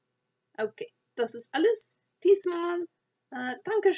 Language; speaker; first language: German; non-native, fluent; English